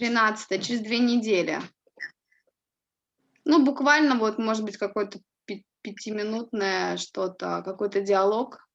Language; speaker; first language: Russian; native; Russian